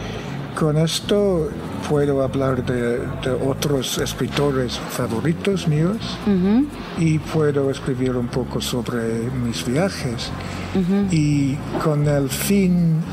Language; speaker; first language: Spanish; non-native, fluent; English